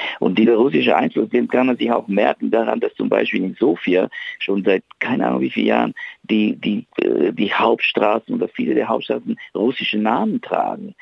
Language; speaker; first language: German; non-native, fluent; Bulgarian